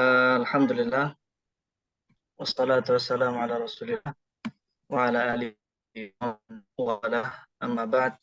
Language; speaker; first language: Arabic; non-native, learner; Indonesian